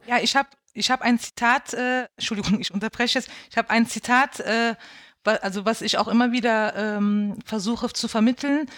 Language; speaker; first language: German; early bilingual, other home language; Kurdish